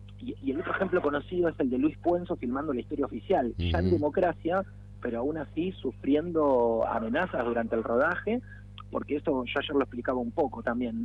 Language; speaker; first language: Spanish; native; Spanish